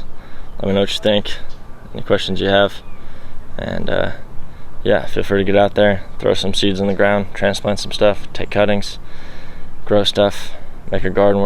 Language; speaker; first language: English; native; English